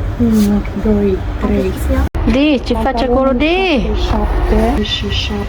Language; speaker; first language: Romanian; non-native, learner; Filipino